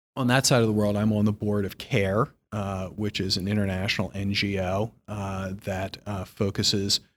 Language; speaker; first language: English; native; English